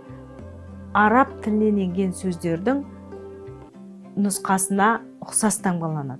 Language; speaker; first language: Kazakh; native; Kazakh